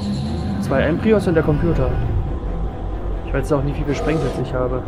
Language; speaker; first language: German; native; German